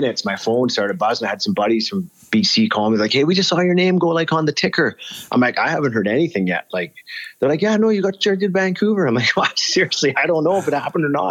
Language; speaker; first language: English; native; English